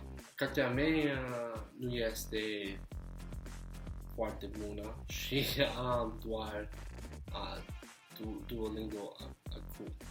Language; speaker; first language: Romanian; non-native, learner; English